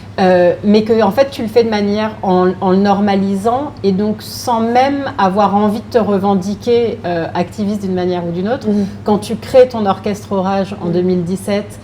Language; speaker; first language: French; native; French